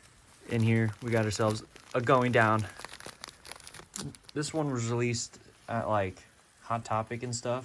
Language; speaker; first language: English; native; English